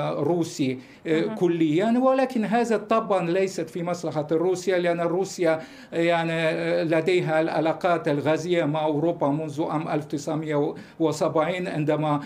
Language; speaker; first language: Arabic; non-native, fluent; Russian